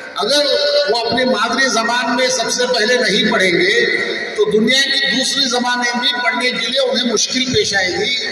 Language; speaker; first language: Urdu; native; Urdu